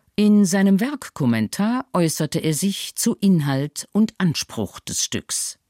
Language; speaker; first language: German; native; German